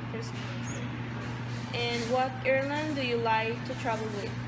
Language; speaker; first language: English; non-native, learner; Spanish